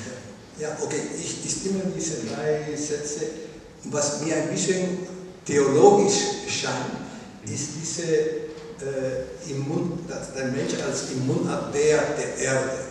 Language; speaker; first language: German; non-native, learner; Spanish